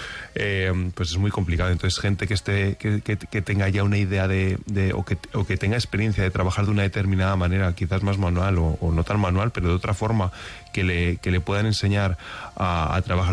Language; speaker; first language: Spanish; native; Spanish